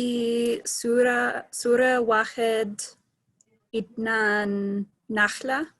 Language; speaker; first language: Arabic; non-native, learner; English